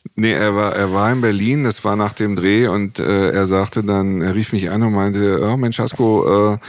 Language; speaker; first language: German; native; German